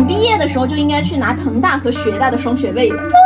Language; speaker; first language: Chinese; native; Chinese